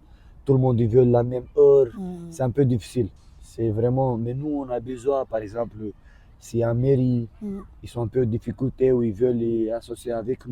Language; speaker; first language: French; non-native, learner; Romanian